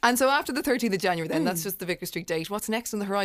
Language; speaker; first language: English; native; English